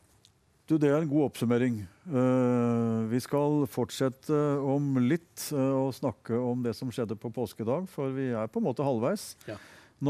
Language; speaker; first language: Norwegian; native; Norwegian